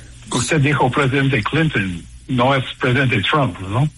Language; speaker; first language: Spanish; non-native, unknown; English